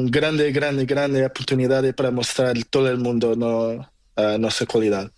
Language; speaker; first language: Spanish; non-native, learner; Portuguese